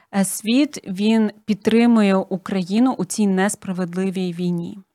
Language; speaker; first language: Ukrainian; native; Ukrainian